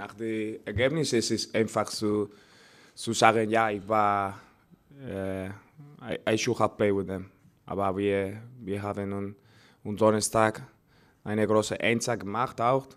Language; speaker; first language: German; non-native, learner; Spanish